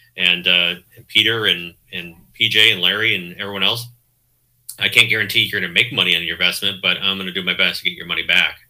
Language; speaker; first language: English; native; English